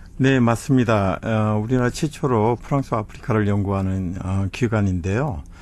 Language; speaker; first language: Korean; native; Korean